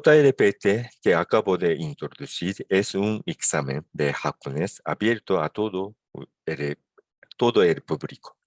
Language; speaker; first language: Spanish; non-native, fluent; Japanese